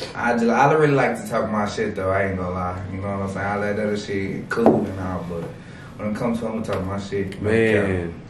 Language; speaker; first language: English; native; English